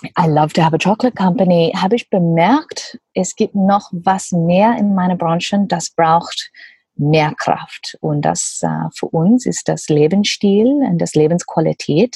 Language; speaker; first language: German; non-native, learner; English